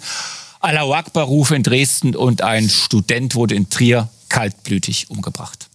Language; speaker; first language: German; native; German